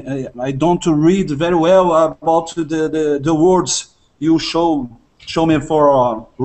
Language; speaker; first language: English; non-native, learner; Russian